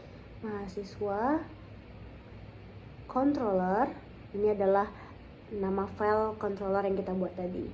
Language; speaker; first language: Indonesian; native; Indonesian